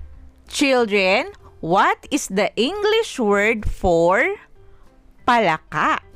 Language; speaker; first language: English; non-native, local second language; Filipino